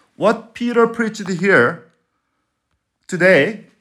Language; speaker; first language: English; non-native, fluent; Spanish